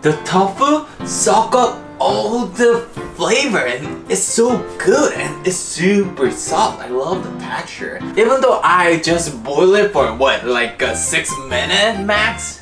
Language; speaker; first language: English; non-native, fluent; Korean